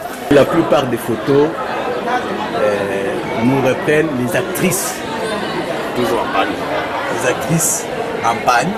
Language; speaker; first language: French; native; French